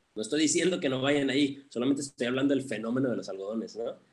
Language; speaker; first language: Spanish; early bilingual, heritage; Spanish